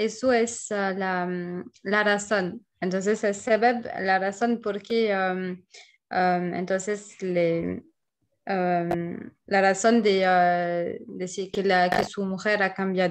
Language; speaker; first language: Spanish; non-native, fluent; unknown